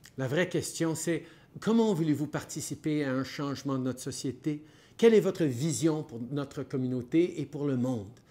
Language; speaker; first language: French; native; French